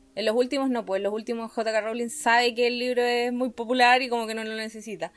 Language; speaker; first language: Spanish; native; Spanish